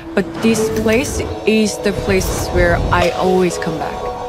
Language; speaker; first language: English; non-native, fluent; Korean